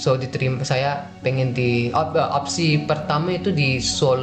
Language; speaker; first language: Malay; non-native, fluent; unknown